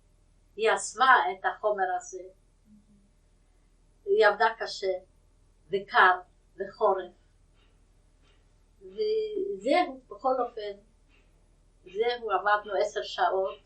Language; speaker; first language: Hebrew; non-native, fluent; Yiddish